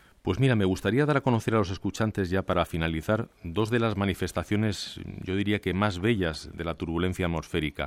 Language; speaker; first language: Spanish; native; Spanish